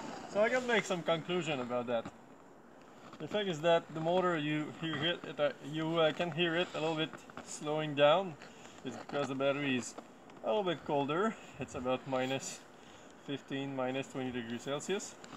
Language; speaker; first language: English; non-native, fluent; French